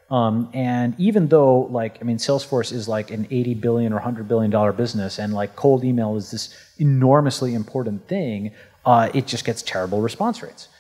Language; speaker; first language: English; native; English